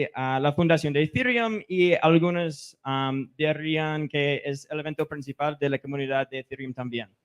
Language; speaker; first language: Spanish; non-native, fluent; English